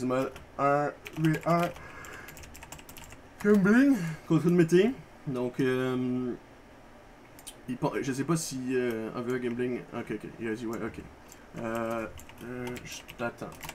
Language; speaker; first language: French; native; French